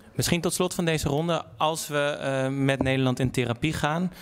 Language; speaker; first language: Dutch; native; Dutch